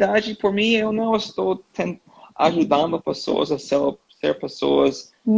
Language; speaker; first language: Portuguese; non-native, learner; English